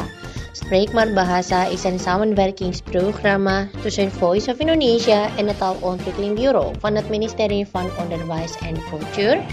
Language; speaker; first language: Dutch; non-native, learner; Indonesian